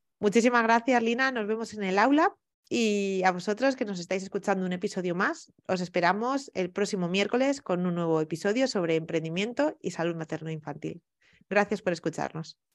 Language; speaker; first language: Spanish; native; Spanish